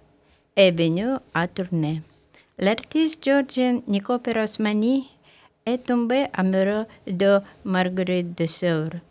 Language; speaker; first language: French; non-native, learner; Russian